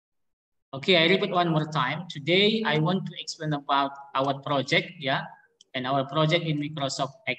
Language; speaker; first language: English; non-native, learner; Indonesian